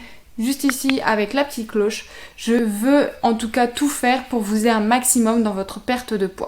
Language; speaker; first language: French; native; French